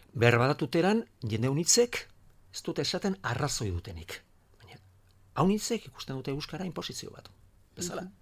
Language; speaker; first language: Basque; non-native, local second language; Spanish